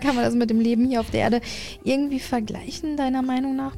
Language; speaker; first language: German; native; German